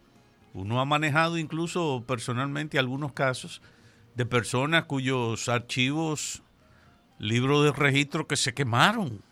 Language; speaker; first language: Spanish; native; Spanish